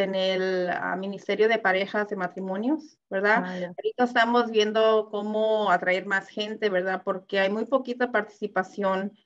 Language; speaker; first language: Spanish; early bilingual, heritage; Spanish